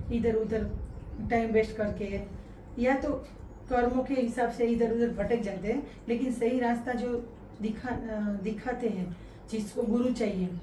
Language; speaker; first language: Hindi; non-native, local second language; Gujarati